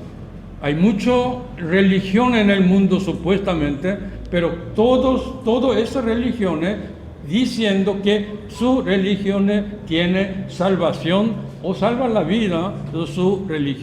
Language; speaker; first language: Spanish; non-native, fluent; Korean